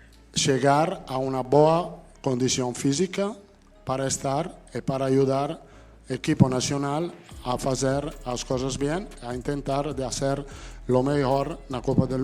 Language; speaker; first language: Portuguese; non-native, fluent; Italian